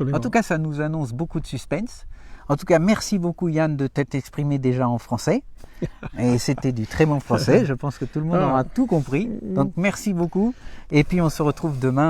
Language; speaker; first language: French; native; French